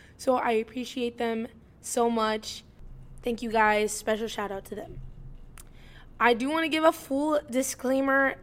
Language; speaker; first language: English; native; English